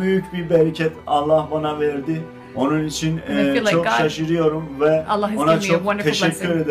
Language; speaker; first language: Turkish; non-native, fluent; Azerbaijani